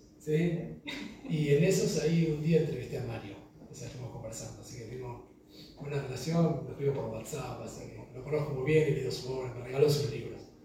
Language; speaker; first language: Spanish; native; Spanish